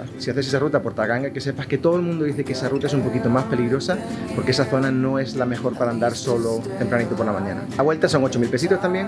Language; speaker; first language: Spanish; native; Spanish